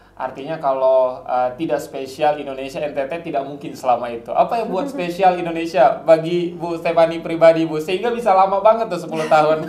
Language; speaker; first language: Indonesian; native; Indonesian